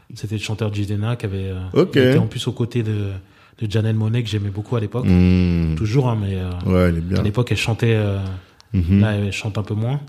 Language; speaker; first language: French; native; French